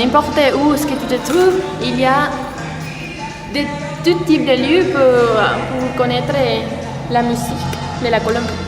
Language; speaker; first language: French; non-native, learner; Spanish